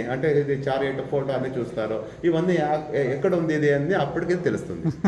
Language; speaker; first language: Telugu; non-native, local second language; Kannada